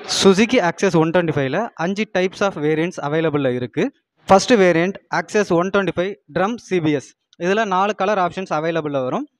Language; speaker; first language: Tamil; native; Tamil